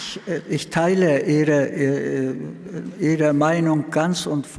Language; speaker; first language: German; non-native, fluent; Turkish